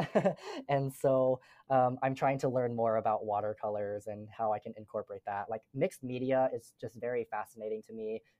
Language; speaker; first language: English; native; English